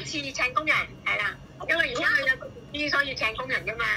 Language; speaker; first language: Cantonese; native; Cantonese